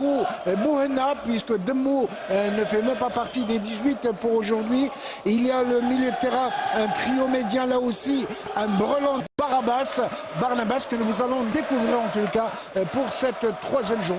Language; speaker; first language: French; non-native, local second language; Arabic